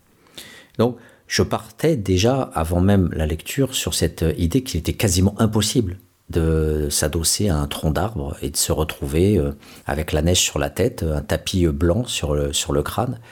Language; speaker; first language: French; native; French